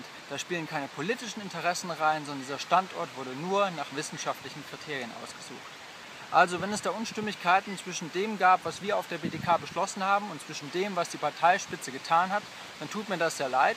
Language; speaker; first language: German; native; German